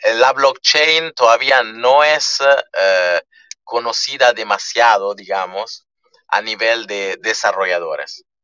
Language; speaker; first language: Spanish; early bilingual, other home language; Italian